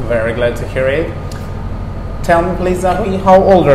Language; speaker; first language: English; non-native, fluent; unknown